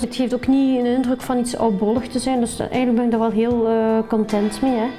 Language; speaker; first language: Dutch; native; Dutch